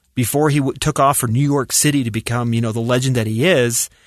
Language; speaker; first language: English; native; English